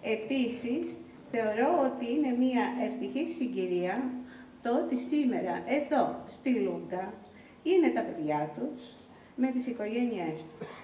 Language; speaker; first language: Greek; native; Greek